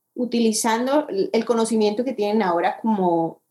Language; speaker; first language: Spanish; native; Spanish